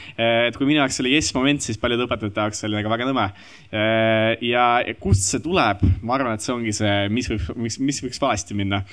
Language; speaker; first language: Estonian; non-native, local second language; Russian